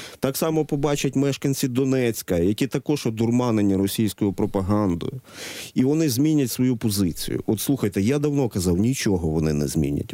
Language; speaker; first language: Ukrainian; native; Ukrainian